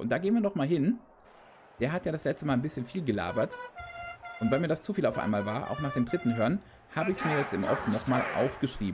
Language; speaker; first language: German; native; German